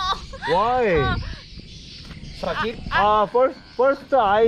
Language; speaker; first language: English; non-native, learner; Korean